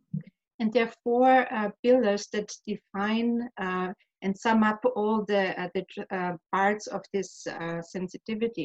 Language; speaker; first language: English; non-native, fluent; German